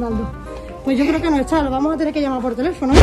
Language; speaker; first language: Spanish; native; Spanish